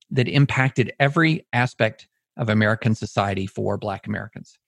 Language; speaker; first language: English; native; English